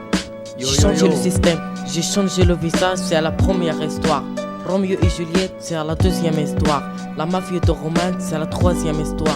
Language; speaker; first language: French; non-native, learner; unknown